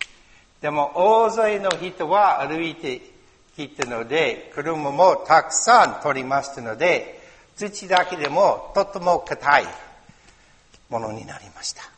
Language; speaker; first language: Japanese; non-native, learner; English